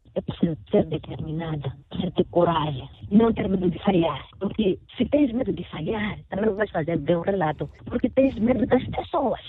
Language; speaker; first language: Portuguese; non-native, local second language; Makhuwa